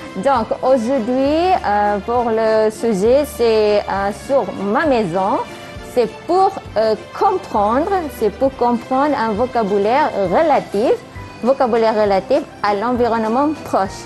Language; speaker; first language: French; non-native, fluent; Malay